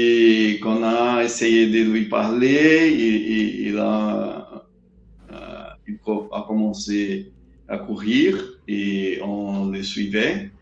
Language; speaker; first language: French; non-native, learner; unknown